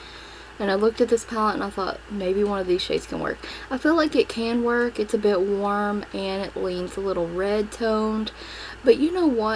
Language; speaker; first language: English; native; English